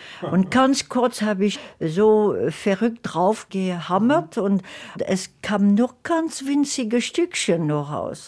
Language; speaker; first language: German; non-native, fluent; French